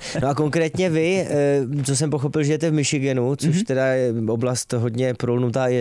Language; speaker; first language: Czech; native; Czech